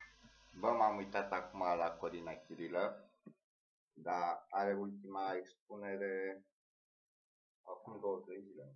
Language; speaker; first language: Romanian; native; Romanian